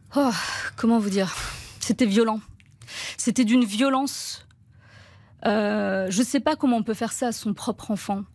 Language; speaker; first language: French; early bilingual, other home language; Turkish